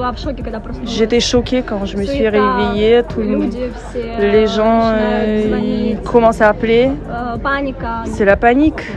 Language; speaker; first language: French; non-native, fluent; Russian